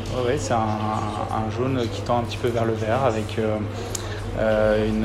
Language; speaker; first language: French; native; French